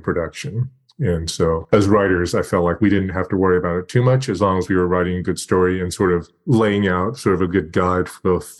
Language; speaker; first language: English; native; English